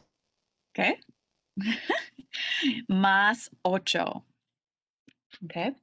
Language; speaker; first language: Spanish; non-native, learner; English